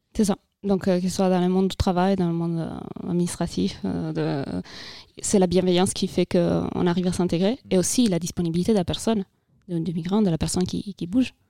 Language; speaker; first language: French; non-native, fluent; Italian